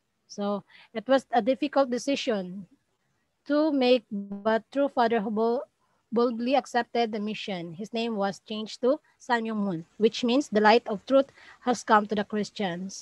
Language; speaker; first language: English; non-native, local second language; Cebuano